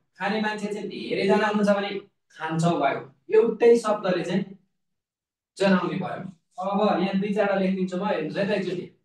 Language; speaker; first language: Nepali; native; Nepali